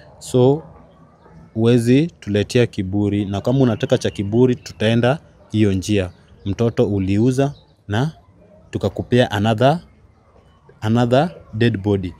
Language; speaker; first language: Swahili; native; Swahili